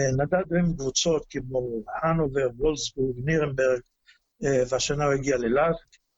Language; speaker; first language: Hebrew; native; Hebrew